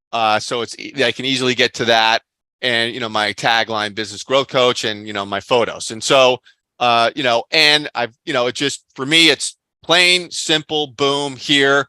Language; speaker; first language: English; native; English